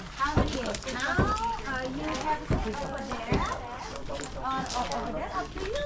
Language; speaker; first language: English; non-native, learner; Balinese